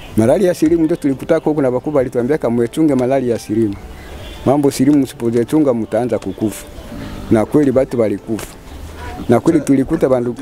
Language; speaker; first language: Swahili; non-native, local second language; Kinyarwanda